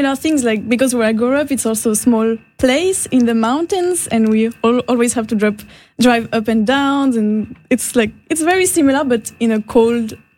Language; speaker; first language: English; non-native, fluent; French